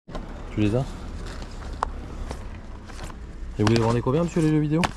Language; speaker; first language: French; native; French